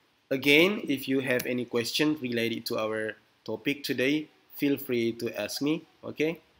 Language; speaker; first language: English; non-native, fluent; Indonesian